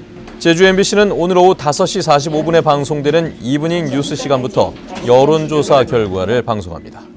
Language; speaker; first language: Korean; native; Korean